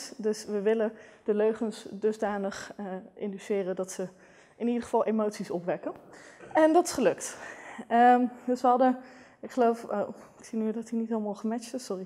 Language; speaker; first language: Dutch; native; Dutch